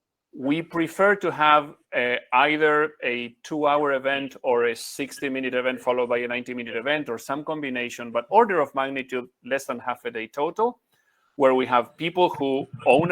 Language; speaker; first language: English; non-native, fluent; Spanish